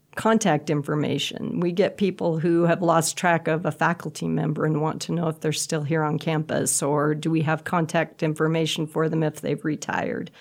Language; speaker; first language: English; native; English